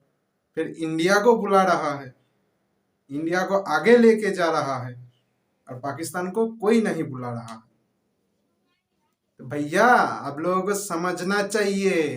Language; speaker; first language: Hindi; non-native, local second language; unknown